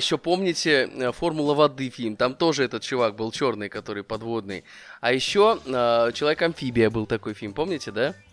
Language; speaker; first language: Russian; native; Russian